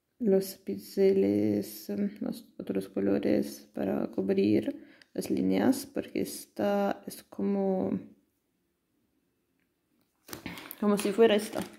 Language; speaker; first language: Spanish; non-native, learner; Italian